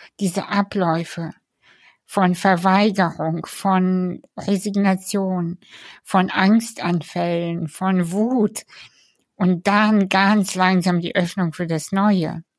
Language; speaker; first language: German; early bilingual, other home language; Russian